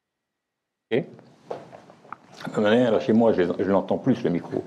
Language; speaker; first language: French; native; French